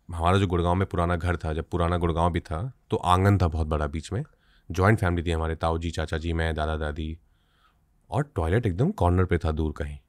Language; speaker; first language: Hindi; native; Hindi